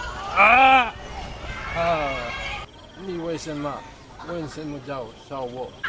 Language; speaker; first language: Chinese; non-native, learner; Spanish